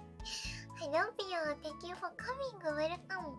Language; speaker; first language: English; non-native, learner; Japanese